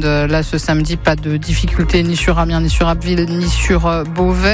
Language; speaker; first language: French; native; French